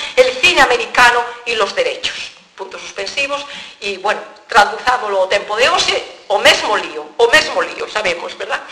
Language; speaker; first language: Spanish; non-native, local second language; Galician